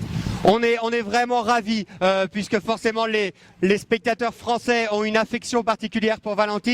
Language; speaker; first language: French; native; French